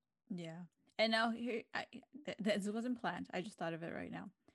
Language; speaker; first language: English; early bilingual, other home language; Spanish